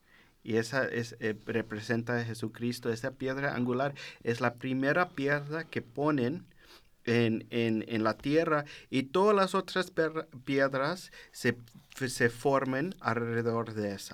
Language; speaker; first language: Spanish; early bilingual, heritage; Spanish